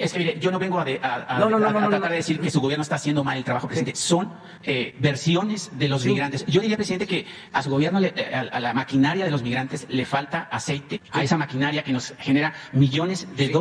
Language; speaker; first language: Spanish; native; Spanish